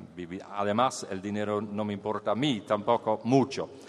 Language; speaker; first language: Spanish; non-native, fluent; English